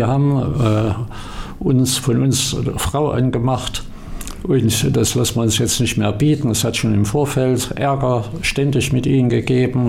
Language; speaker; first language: German; native; German